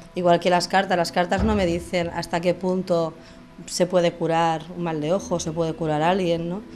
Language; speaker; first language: Spanish; native; Spanish